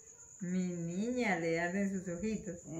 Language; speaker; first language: Spanish; native; Spanish